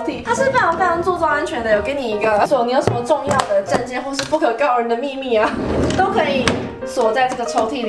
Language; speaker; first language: Chinese; native; Chinese